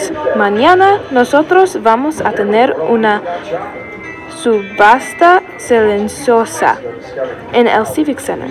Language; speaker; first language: Spanish; non-native, learner; English